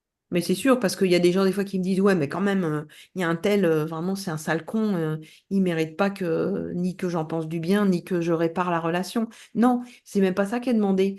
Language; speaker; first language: French; native; French